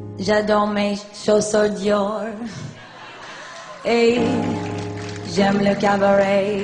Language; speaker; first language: French; non-native, learner; English